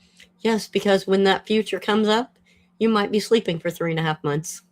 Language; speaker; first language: English; native; English